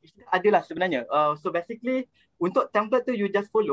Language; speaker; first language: English; non-native, local second language; Malay